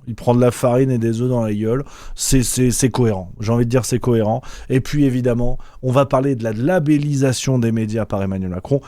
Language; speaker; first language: French; native; French